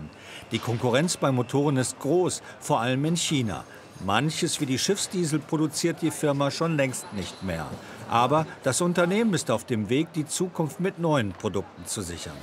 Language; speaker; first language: German; native; German